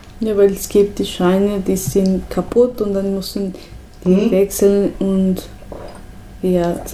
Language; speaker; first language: German; non-native, learner; Spanish